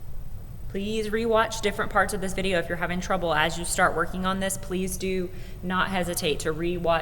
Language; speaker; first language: English; native; English